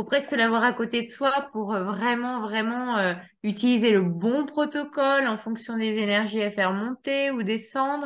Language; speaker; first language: French; native; French